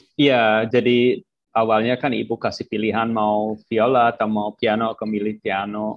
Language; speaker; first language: Indonesian; non-native, fluent; English